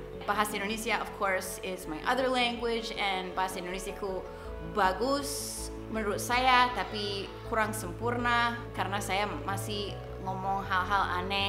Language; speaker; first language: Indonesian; non-native, fluent; English